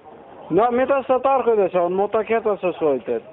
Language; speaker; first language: Finnish; non-native, learner; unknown